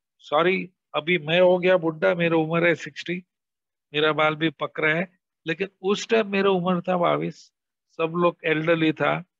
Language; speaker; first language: Hindi; non-native, local second language; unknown